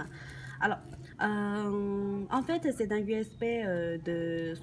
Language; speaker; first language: French; non-native, learner; Chinese